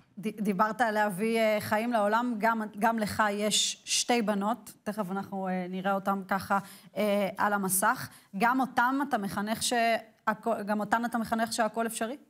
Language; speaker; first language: Hebrew; native; Hebrew